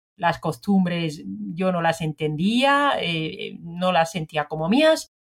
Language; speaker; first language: Spanish; non-native, fluent; Finnish